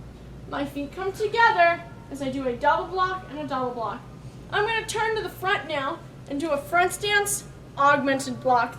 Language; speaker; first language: English; native; English